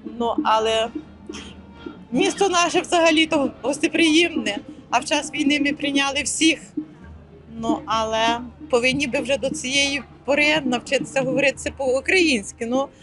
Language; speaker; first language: Ukrainian; native; Ukrainian